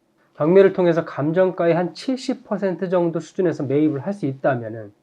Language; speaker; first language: Korean; native; Korean